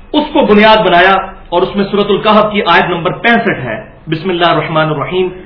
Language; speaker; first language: Urdu; non-native, local second language; Punjabi